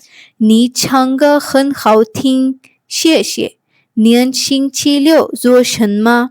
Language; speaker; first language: Chinese; non-native, fluent; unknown